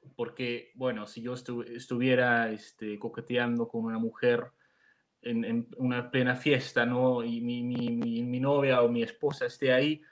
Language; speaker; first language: Spanish; non-native, fluent; Dutch